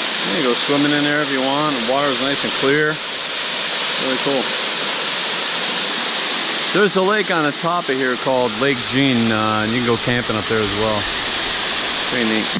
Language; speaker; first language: English; native; English